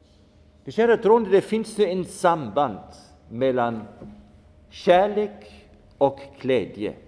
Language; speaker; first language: Swedish; non-native, fluent; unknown